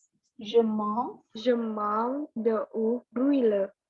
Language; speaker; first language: French; non-native, learner; Indonesian